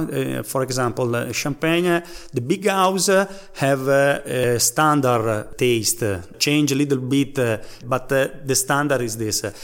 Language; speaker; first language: English; non-native, learner; Italian